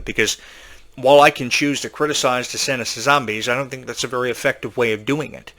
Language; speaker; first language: English; native; English